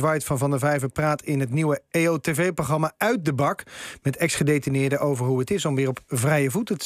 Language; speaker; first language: Dutch; native; Dutch